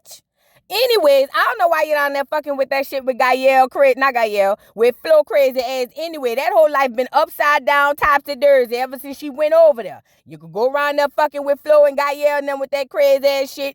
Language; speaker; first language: English; native; English